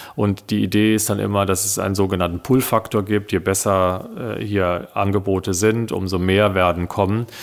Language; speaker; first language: German; early bilingual, other home language; Italian